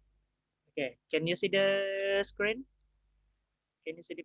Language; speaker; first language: English; non-native, learner; Indonesian